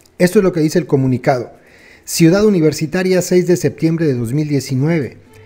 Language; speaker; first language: Spanish; native; Spanish